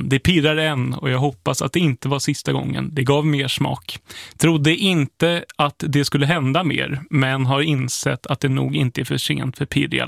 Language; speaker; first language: Swedish; native; Swedish